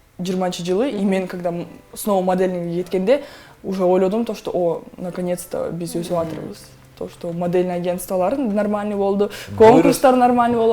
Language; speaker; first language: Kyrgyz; non-native, local second language; Russian